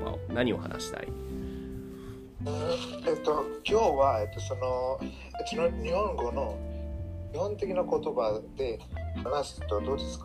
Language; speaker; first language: Japanese; non-native, learner; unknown